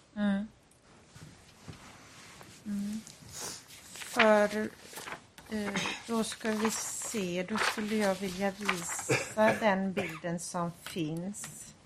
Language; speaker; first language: Swedish; native; Swedish